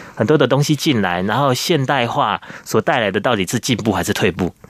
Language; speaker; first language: Chinese; native; Chinese